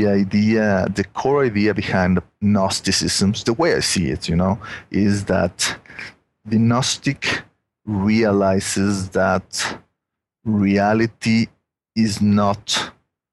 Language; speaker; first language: English; non-native, fluent; Spanish